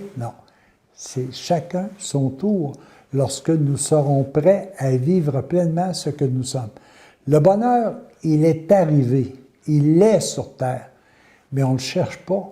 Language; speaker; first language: French; native; French